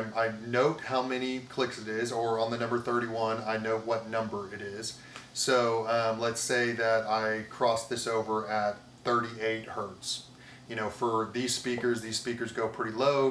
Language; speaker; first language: English; native; English